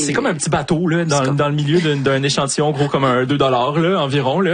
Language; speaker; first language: French; native; French